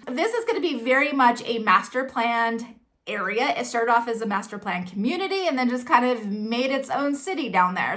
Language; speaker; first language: English; native; English